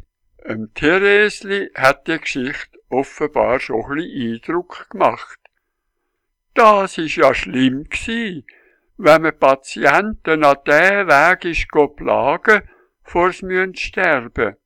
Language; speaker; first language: German; native; German